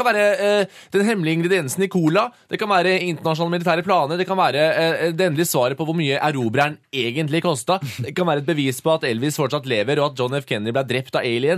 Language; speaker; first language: Norwegian; native; Norwegian